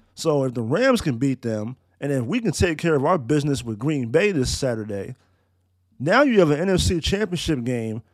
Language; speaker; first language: English; native; English